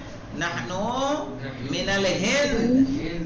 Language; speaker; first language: Arabic; non-native, fluent; Urdu